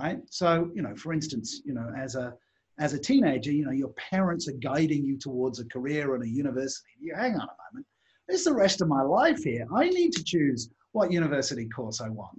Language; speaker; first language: English; native; English